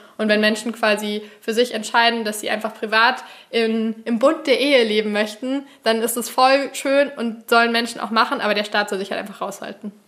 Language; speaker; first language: German; native; German